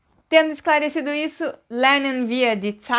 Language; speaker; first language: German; non-native, fluent; Portuguese